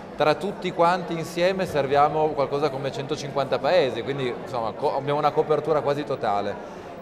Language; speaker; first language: Italian; native; Italian